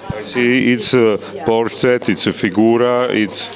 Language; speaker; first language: English; non-native, learner; Serbian